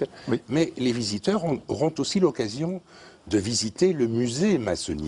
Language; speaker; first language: French; native; French